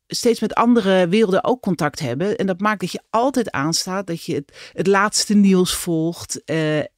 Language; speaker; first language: Dutch; native; Dutch